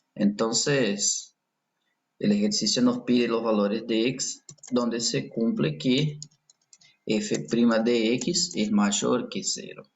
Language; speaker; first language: Spanish; non-native, fluent; Portuguese